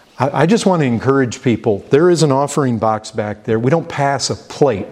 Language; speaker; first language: English; native; English